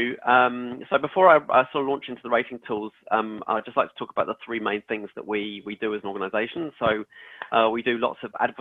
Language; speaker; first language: English; native; English